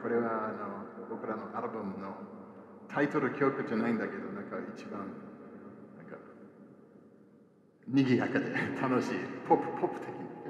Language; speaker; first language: Japanese; non-native, fluent; English